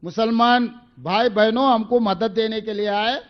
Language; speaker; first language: Hindi; non-native, local second language; Telugu